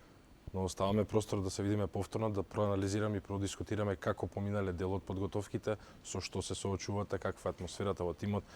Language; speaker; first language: Macedonian; native; Macedonian